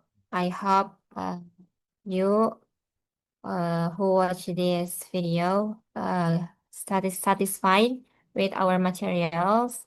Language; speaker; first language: English; non-native, learner; Indonesian